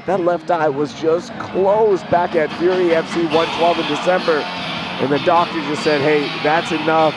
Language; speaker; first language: English; native; English